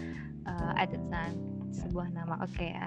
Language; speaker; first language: English; non-native, learner; Indonesian